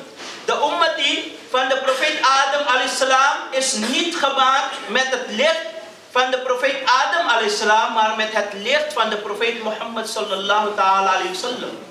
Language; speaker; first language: Dutch; early bilingual, other home language; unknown